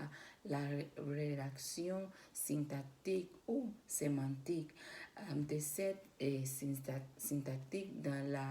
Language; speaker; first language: French; non-native, learner; Spanish